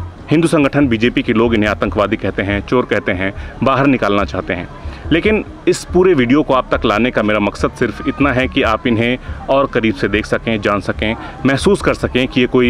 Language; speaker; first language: Hindi; native; Hindi